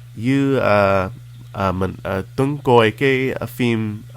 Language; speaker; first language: Vietnamese; early bilingual, heritage; Vietnamese